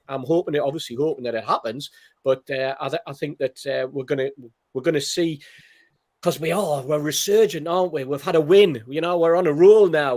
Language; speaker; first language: English; native; English